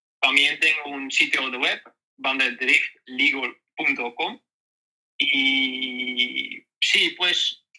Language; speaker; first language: Spanish; non-native, learner; Dutch